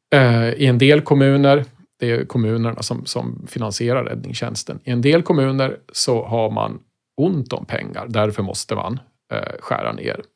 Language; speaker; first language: Swedish; native; Swedish